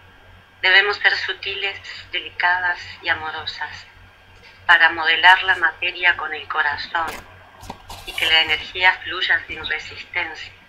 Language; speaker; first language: Spanish; native; Spanish